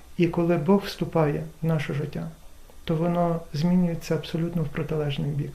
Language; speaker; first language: Ukrainian; native; Ukrainian